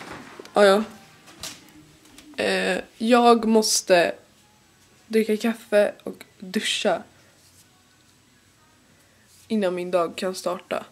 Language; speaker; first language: Swedish; native; Swedish